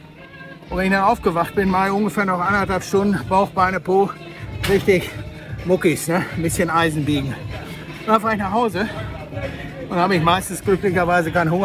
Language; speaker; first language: German; native; German